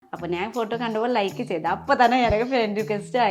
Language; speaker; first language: Malayalam; non-native, learner; Nepali